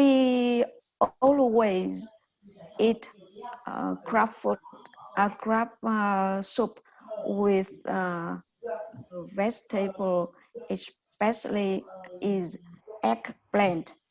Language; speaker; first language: English; non-native, learner; Vietnamese